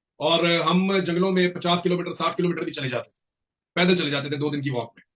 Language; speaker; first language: Urdu; non-native, local second language; Punjabi